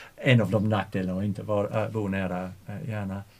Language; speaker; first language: Swedish; non-native, fluent; English